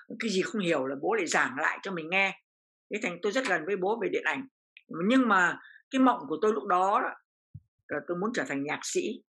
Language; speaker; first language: Vietnamese; native; Vietnamese